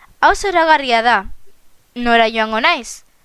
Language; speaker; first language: Basque; non-native, local second language; Spanish